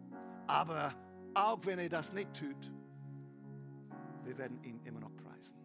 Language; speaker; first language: German; non-native, learner; English